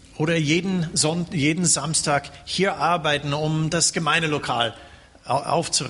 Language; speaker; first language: German; non-native, fluent; English